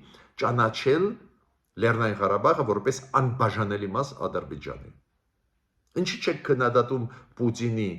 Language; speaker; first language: Armenian; native; Armenian